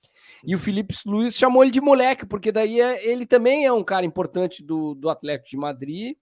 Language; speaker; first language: Portuguese; native; Portuguese